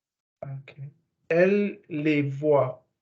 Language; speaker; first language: French; non-native, learner; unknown